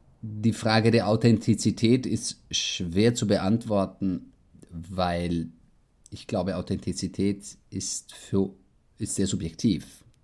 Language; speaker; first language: German; early bilingual, heritage; Italian